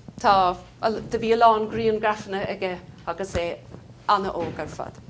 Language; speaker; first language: Irish; native; Irish